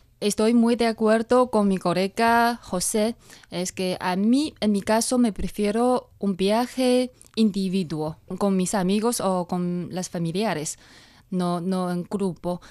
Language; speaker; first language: Spanish; non-native, fluent; Chinese